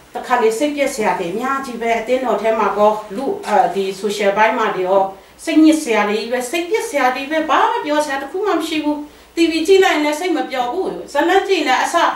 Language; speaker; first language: Burmese; non-native, local second language; Kachin